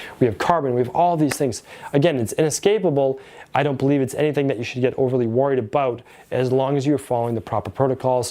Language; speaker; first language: English; native; English